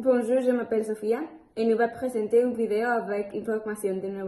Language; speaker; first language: French; non-native, learner; Spanish